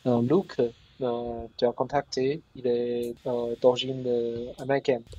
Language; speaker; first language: French; non-native, learner; Chinese